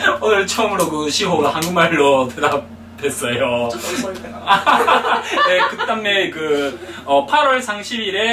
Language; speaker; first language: Korean; non-native, fluent; Japanese